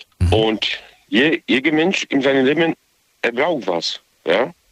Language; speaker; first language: German; non-native, learner; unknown